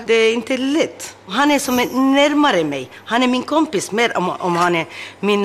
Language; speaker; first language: Swedish; non-native, learner; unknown